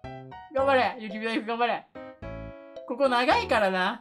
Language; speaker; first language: Japanese; native; Japanese